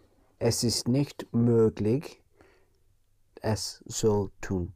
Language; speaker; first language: German; non-native, learner; English